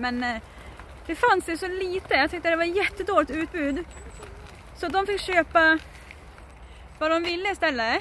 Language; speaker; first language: Swedish; native; Swedish